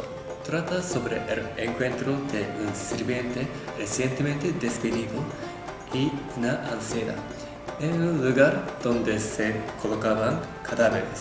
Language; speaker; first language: Spanish; non-native, learner; Japanese